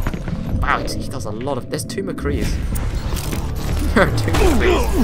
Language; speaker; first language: English; native; English